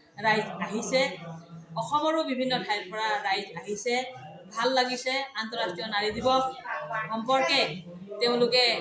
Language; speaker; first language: Assamese; non-native, local second language; Nepali